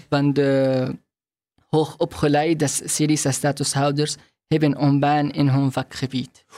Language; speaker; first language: Dutch; non-native, learner; Arabic